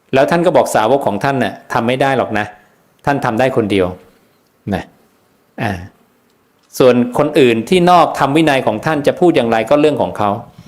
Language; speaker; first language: Thai; native; Thai